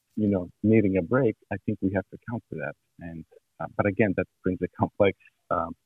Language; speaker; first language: English; non-native, fluent; Serbian